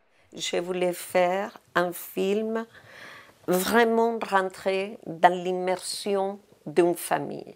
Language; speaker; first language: French; non-native, fluent; Spanish